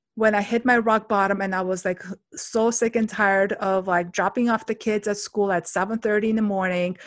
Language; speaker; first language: English; non-native, fluent; Armenian